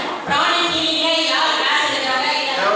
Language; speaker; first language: Tamil; native; Tamil